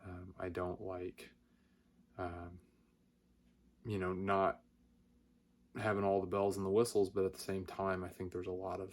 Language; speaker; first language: English; native; English